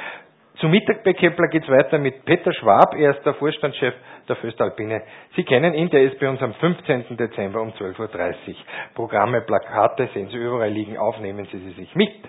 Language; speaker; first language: German; native; German